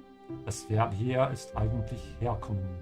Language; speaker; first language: German; non-native, fluent; English